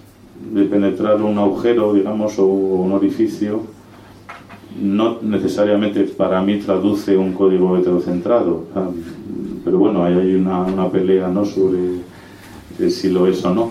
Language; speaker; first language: Spanish; native; Spanish